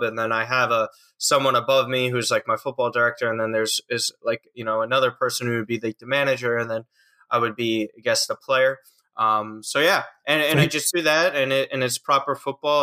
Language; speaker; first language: English; native; English